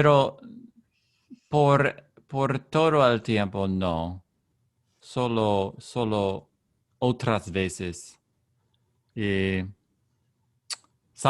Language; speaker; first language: Spanish; non-native, learner; English